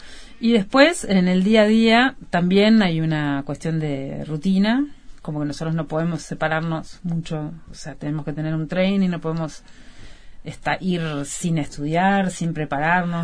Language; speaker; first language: Spanish; native; Spanish